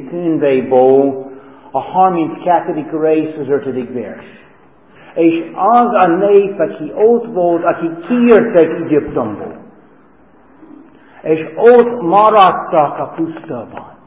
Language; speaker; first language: Hungarian; non-native, fluent; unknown